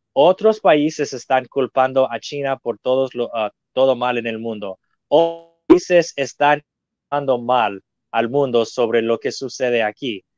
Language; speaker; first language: Spanish; non-native, fluent; English